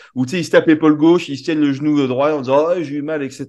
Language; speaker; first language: French; native; French